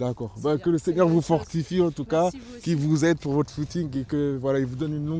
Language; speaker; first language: French; native; French